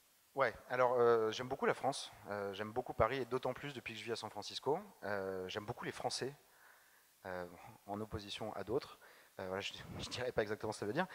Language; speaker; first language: French; native; French